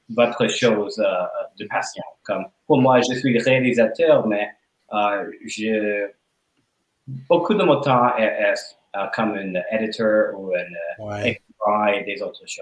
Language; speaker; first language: French; non-native, learner; English